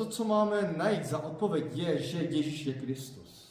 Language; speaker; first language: Czech; non-native, fluent; Korean